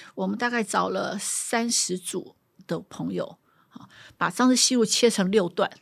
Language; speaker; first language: Chinese; native; Chinese